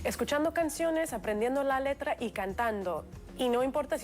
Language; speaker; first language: Spanish; non-native, fluent; Russian